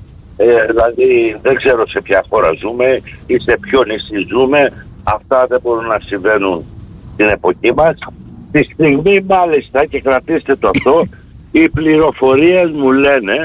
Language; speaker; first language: Greek; native; Greek